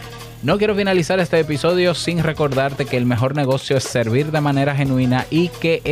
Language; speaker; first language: Spanish; native; Spanish